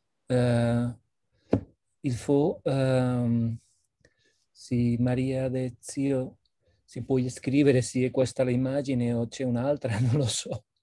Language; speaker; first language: Italian; non-native, fluent; Spanish